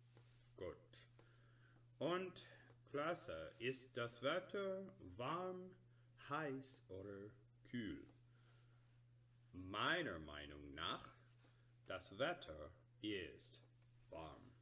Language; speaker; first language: German; non-native, learner; English